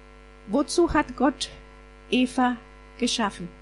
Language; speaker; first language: German; non-native, fluent; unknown